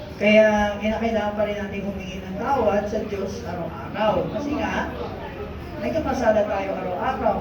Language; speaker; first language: Filipino; native; Filipino